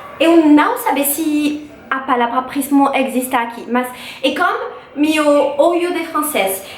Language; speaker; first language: Portuguese; non-native, learner; French